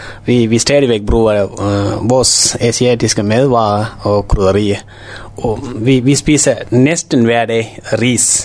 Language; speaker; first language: Danish; non-native, learner; Tamil